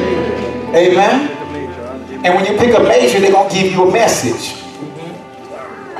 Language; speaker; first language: English; native; English